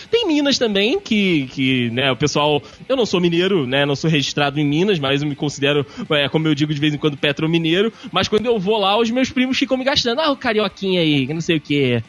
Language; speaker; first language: Portuguese; native; Portuguese